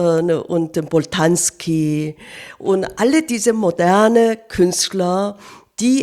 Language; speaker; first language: German; non-native, fluent; Korean